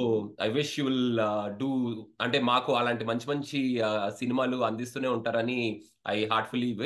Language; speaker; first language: Telugu; native; Telugu